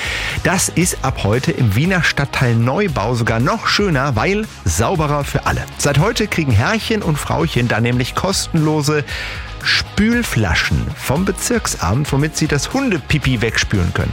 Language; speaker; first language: German; native; German